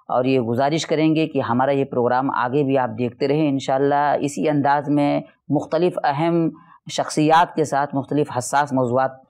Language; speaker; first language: Urdu; native; Urdu